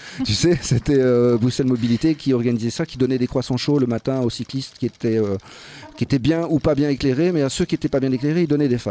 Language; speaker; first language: French; native; French